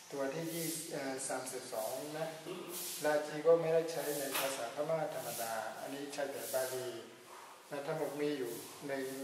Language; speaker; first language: Thai; non-native, fluent; Burmese